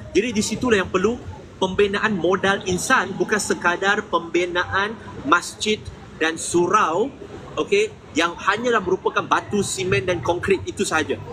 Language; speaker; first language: Malay; non-native, local second language; Chinese